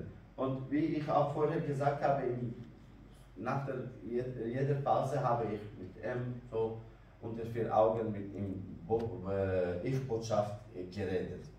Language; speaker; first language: German; non-native, learner; Kurdish